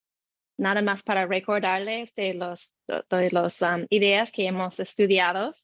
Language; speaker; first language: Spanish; non-native, learner; English